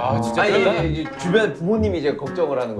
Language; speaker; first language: Korean; native; Korean